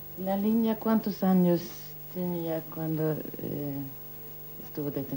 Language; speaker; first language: Spanish; non-native, fluent; Swedish